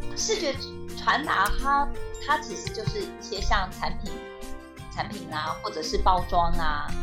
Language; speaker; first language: Chinese; native; Chinese